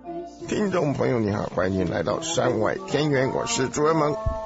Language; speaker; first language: Chinese; native; Chinese